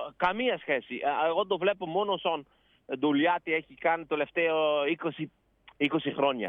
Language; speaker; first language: Greek; non-native, learner; Dutch